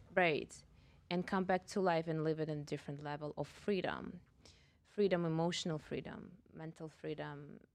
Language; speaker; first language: English; non-native, fluent; Russian